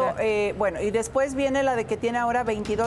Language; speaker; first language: Spanish; native; Spanish